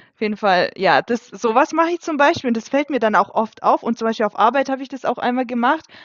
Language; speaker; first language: German; early bilingual, other home language; Russian